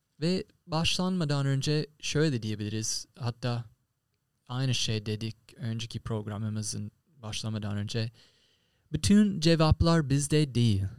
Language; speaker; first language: Turkish; non-native, fluent; English